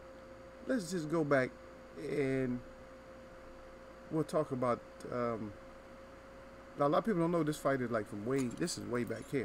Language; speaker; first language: English; native; English